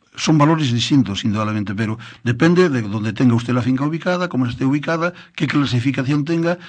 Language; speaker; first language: Spanish; non-native, local second language; Galician